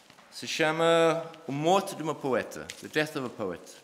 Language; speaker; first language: Portuguese; non-native, learner; English